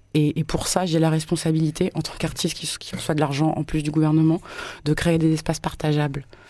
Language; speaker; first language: French; native; French